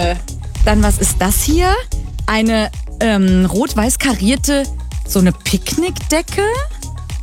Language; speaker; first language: German; native; German